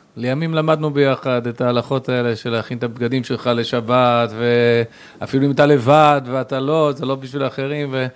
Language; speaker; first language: Hebrew; native; Hebrew